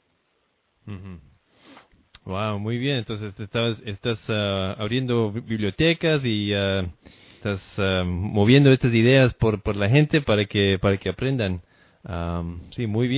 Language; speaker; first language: Spanish; non-native, fluent; English